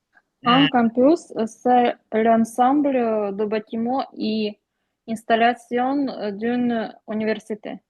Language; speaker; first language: French; non-native, learner; Ukrainian